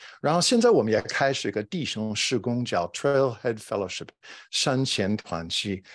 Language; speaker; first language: Chinese; non-native, fluent; English